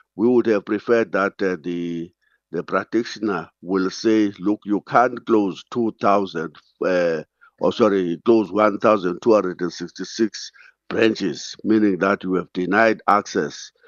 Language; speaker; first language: English; non-native, local second language; Xhosa